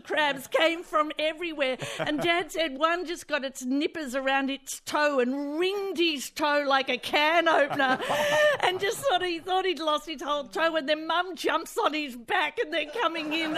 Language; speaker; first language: English; native; English